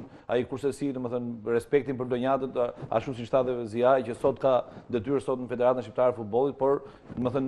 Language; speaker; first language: Albanian; native; Albanian